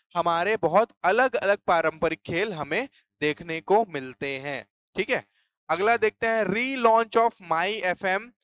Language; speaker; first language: Hindi; native; Hindi